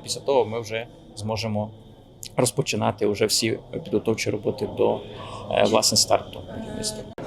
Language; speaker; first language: Ukrainian; native; Ukrainian